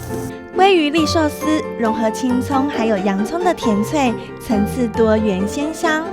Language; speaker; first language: Chinese; native; Chinese